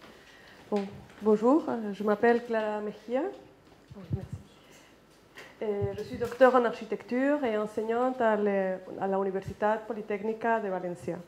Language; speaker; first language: French; non-native, fluent; Spanish